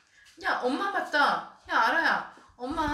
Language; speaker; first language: Korean; native; Korean